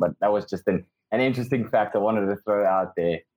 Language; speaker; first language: English; non-native, local second language; Afrikaans